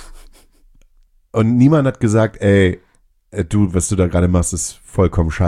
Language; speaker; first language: German; native; German